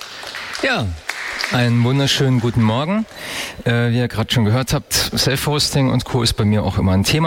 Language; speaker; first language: German; native; German